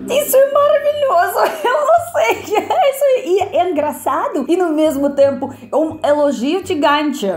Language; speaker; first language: Portuguese; non-native, fluent; Russian